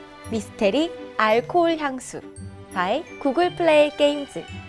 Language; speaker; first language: Korean; native; Korean